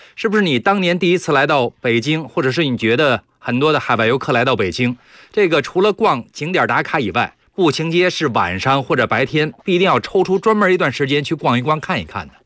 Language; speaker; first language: Chinese; native; Chinese